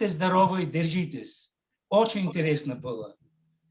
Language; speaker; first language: Russian; non-native, fluent; Bulgarian